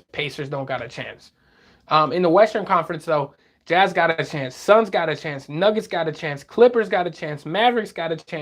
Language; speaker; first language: English; native; English